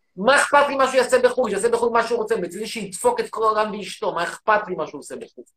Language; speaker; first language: Hebrew; native; Hebrew